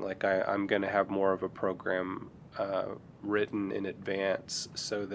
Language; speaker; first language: English; native; English